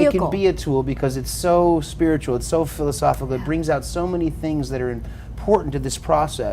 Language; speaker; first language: English; native; English